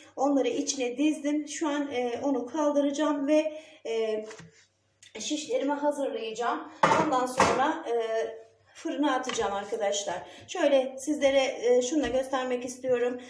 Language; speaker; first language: Turkish; native; Turkish